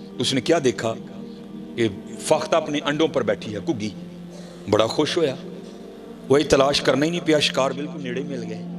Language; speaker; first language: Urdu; non-native, local second language; Punjabi